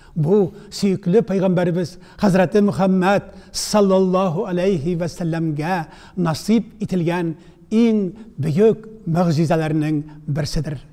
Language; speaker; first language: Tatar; native; Tatar